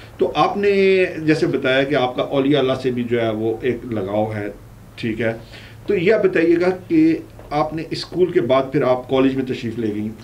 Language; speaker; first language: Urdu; non-native, local second language; Punjabi